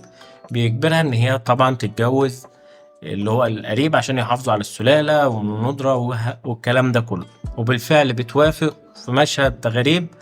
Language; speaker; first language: Arabic; native; Arabic